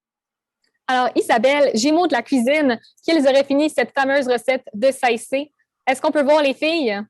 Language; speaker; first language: French; native; French